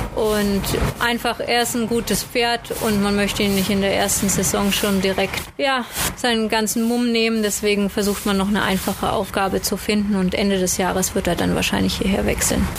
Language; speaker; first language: German; native; German